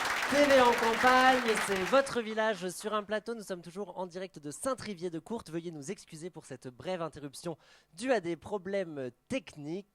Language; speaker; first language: French; native; French